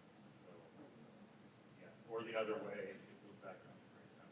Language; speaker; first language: English; native; English